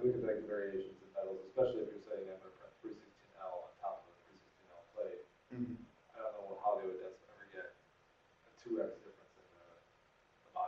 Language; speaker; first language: English; native; English